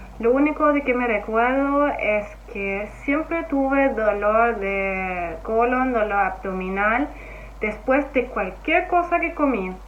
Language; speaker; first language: Spanish; non-native, fluent; German